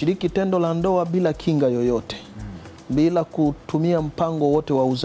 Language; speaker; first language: Swahili; native; Swahili